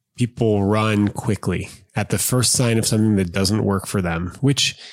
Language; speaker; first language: English; native; English